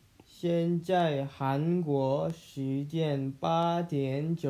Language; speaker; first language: Chinese; non-native, learner; Korean